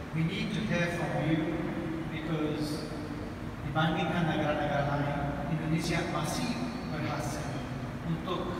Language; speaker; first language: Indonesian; non-native, fluent; English